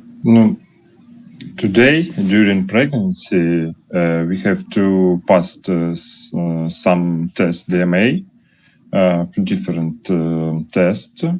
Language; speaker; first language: English; non-native, learner; Russian